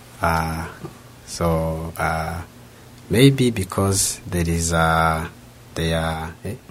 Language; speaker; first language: English; non-native, local second language; Kinyarwanda